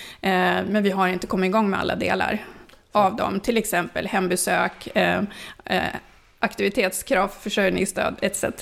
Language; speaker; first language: Swedish; early bilingual, other home language; Finnish